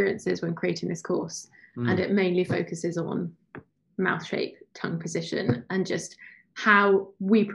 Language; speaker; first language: English; native; English